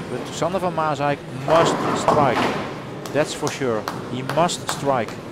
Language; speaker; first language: English; non-native, fluent; Dutch